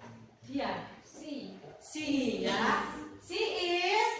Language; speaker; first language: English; non-native, learner; Indonesian